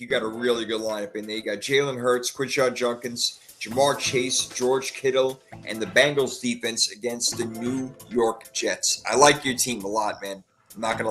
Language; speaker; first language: English; native; English